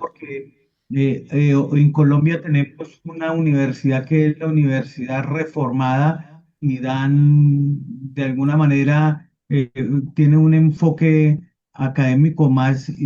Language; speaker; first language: Spanish; native; Spanish